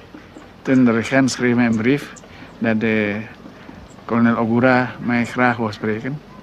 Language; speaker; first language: Dutch; non-native, local second language; Minangkabau